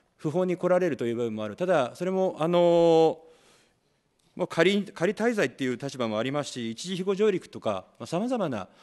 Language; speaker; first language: Japanese; native; Japanese